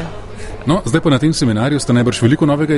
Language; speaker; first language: Slovenian; native; Slovenian